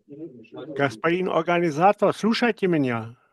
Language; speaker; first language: Russian; non-native, learner; German